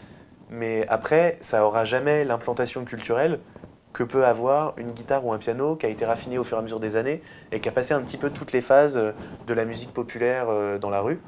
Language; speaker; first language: French; native; French